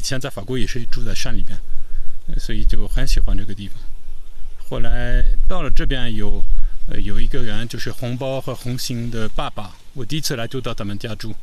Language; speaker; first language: Chinese; non-native, fluent; French